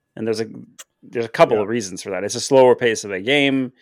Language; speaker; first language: English; native; English